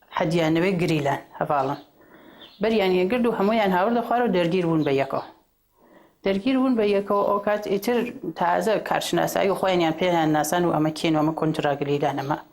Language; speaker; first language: Central Kurdish; native; Central Kurdish